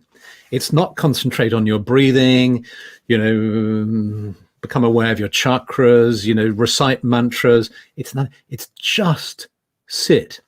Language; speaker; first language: English; native; English